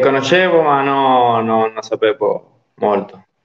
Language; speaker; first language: Italian; non-native, learner; Spanish